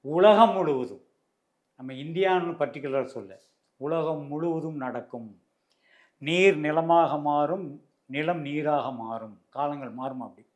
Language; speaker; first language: Tamil; native; Tamil